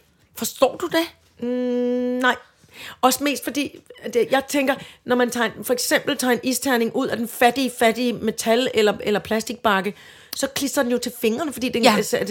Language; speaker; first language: Danish; native; Danish